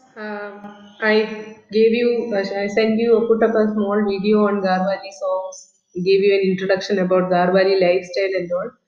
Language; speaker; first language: English; non-native, local second language; Malayalam